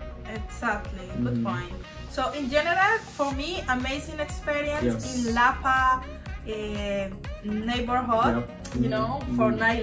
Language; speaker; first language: English; non-native, learner; Spanish